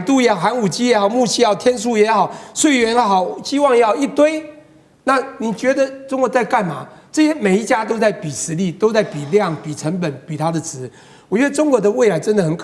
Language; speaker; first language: Chinese; native; Chinese